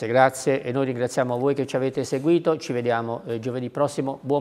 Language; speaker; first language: Italian; native; Italian